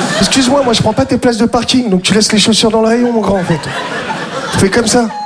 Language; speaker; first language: French; native; French